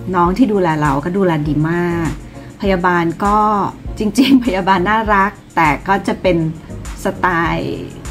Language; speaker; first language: Thai; early bilingual, other home language; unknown